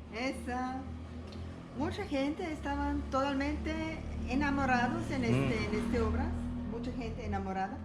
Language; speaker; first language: Spanish; non-native, learner; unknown